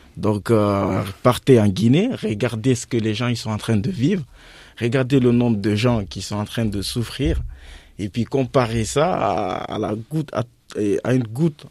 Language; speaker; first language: French; non-native, local second language; Fula